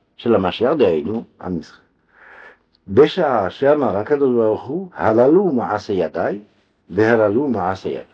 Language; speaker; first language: Hebrew; non-native, fluent; French